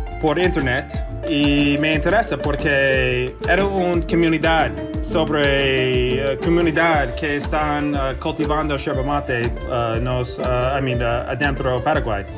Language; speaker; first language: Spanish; non-native, learner; English